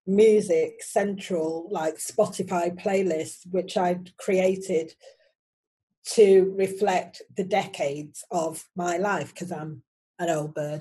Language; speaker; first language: English; native; English